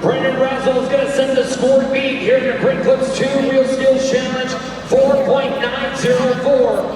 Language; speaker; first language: English; native; English